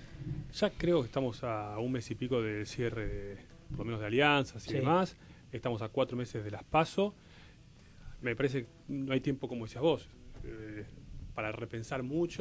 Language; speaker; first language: Spanish; native; Spanish